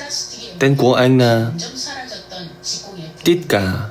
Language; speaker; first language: Vietnamese; non-native, learner; Korean